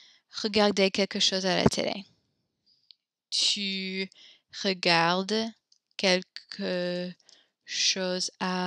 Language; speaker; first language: French; non-native, learner; English